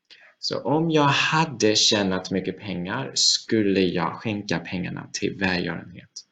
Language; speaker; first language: Swedish; non-native, fluent; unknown